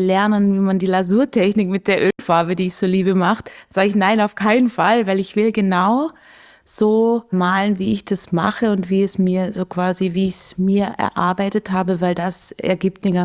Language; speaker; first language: German; native; German